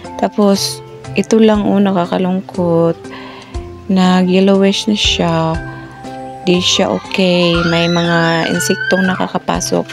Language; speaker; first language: Filipino; non-native, local second language; Cebuano